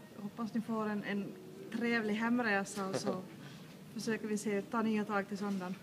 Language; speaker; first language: Swedish; native; Swedish